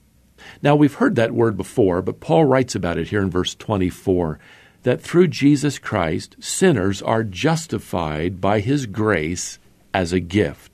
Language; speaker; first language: English; native; English